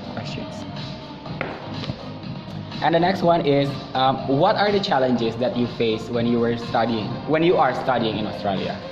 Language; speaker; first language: English; non-native, fluent; Indonesian